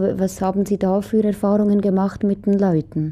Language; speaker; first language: German; native; German